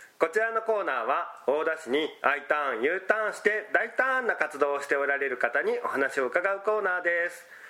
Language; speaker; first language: Japanese; native; Japanese